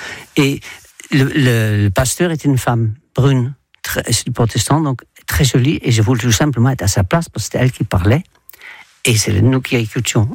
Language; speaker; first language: French; non-native, fluent; Dutch